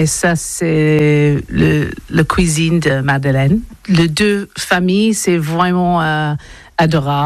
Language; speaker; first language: French; non-native, learner; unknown